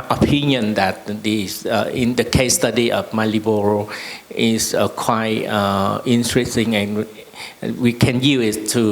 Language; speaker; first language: English; non-native, learner; Vietnamese